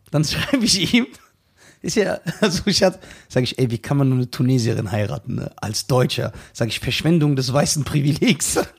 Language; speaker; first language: German; early bilingual, other home language; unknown